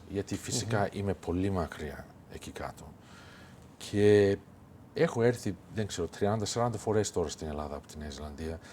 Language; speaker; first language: Greek; early bilingual, heritage; Greek